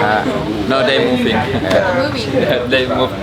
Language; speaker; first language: English; non-native, learner; Indonesian